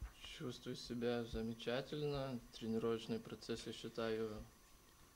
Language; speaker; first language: Russian; non-native, local second language; Lithuanian